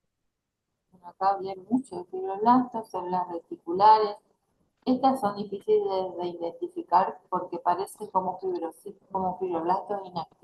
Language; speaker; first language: Spanish; native; Spanish